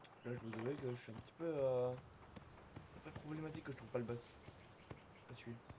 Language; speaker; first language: French; native; French